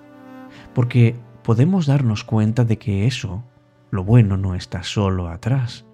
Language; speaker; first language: Spanish; native; Spanish